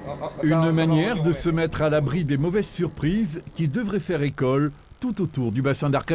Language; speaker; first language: French; native; French